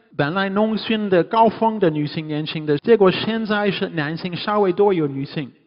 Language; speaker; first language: Chinese; non-native, fluent; English